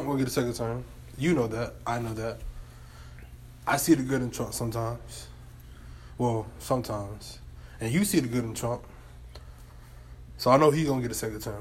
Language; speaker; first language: English; native; English